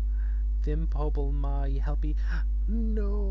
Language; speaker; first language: Welsh; non-native, learner; English